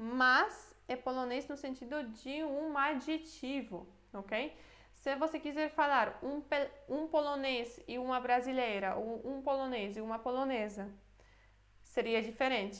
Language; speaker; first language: Portuguese; non-native, fluent; Polish